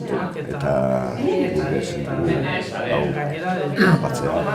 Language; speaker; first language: Basque; non-native, local second language; Spanish